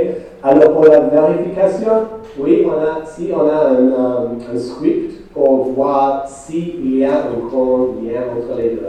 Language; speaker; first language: French; non-native, fluent; English